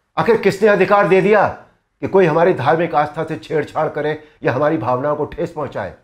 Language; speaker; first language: Hindi; native; Hindi